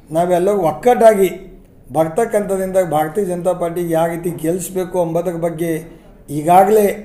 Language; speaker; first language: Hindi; non-native, local second language; Kannada